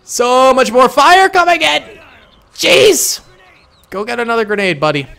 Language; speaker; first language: English; native; English